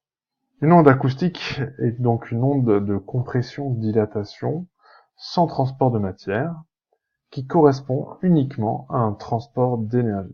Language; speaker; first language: French; native; French